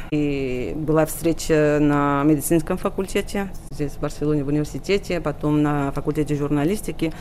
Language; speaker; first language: Russian; non-native, fluent; Catalan